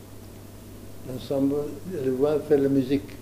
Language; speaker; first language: French; non-native, learner; Italian